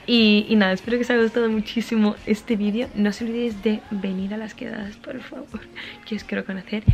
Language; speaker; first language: Spanish; native; Spanish